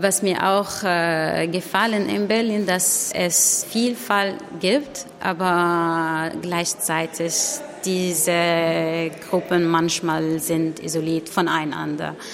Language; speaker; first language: German; non-native, learner; Arabic